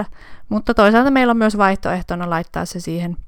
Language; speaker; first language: Finnish; native; Finnish